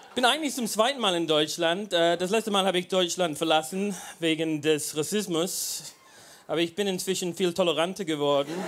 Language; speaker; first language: German; non-native, fluent; English